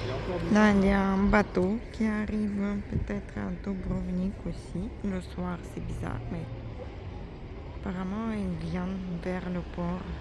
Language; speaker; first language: French; non-native, fluent; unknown